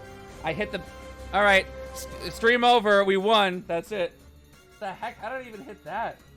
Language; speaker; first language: English; native; English